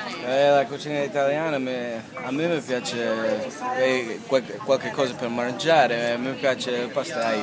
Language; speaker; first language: Italian; early bilingual, heritage; English